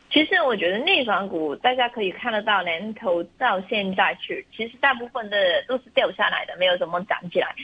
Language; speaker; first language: Chinese; non-native, local second language; Cantonese